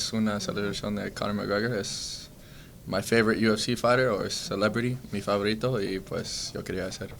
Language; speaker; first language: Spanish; early bilingual, heritage; Spanish